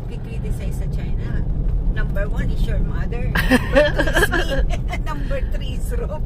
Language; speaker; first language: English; non-native, local second language; Filipino